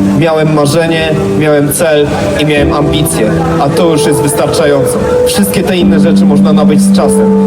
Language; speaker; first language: Polish; native; Polish